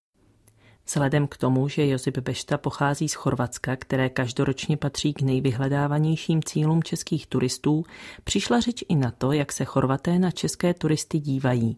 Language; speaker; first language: Czech; native; Czech